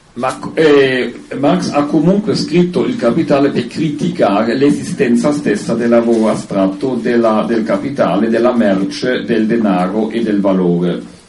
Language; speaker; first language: Italian; non-native, fluent; German